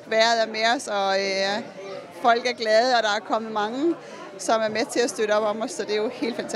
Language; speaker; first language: Danish; native; Danish